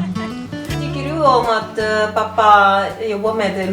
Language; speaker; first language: Swedish; non-native, learner; Korean